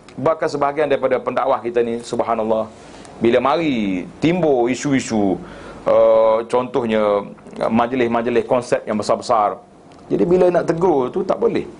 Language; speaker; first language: Malay; native; Malay